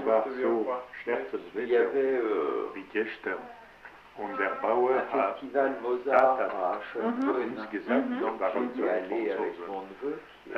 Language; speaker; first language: German; non-native, learner; French